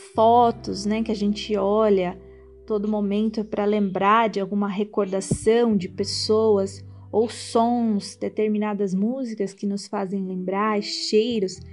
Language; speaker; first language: Portuguese; native; Portuguese